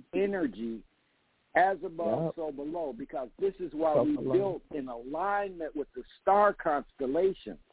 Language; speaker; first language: English; native; English